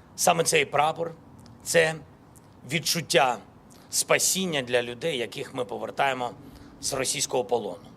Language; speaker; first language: Ukrainian; non-native, local second language; Russian